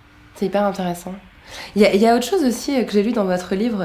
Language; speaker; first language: French; native; French